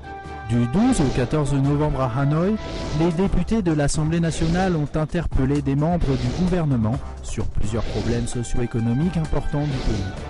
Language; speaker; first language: French; non-native, fluent; Vietnamese